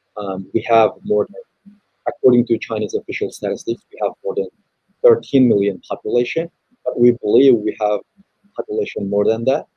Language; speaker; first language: English; non-native, fluent; Chinese